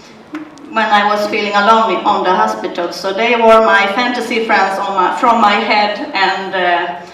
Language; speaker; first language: English; non-native, learner; Swedish